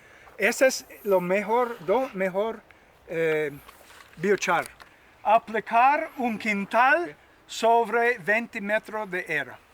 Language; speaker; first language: Spanish; non-native, learner; English